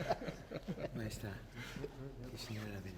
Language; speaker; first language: Italian; early bilingual, heritage; Spanish